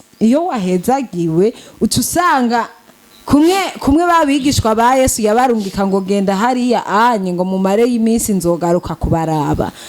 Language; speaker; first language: Rundi; early bilingual, heritage; Rundi